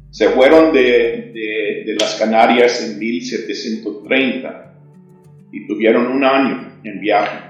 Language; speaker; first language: Spanish; early bilingual, heritage; English